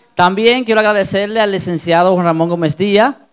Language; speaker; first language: Spanish; native; Spanish